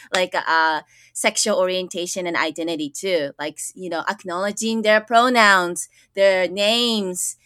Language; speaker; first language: English; early bilingual, other home language; Japanese